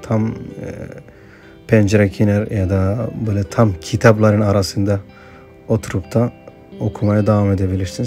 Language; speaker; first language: Turkish; non-native, fluent; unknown